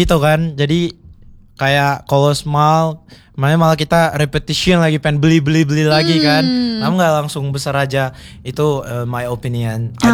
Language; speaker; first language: English; non-native, fluent; Indonesian